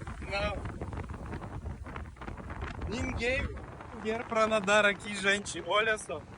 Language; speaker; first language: Portuguese; non-native, learner; Russian